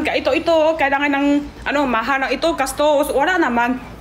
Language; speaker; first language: Filipino; non-native, learner; Chinese